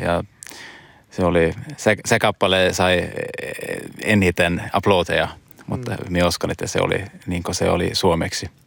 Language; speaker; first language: Finnish; early bilingual, heritage; Swedish